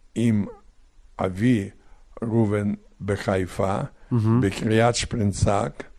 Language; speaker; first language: Hebrew; non-native, fluent; Polish